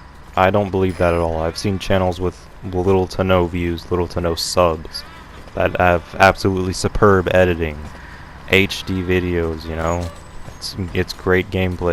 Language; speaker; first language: English; native; English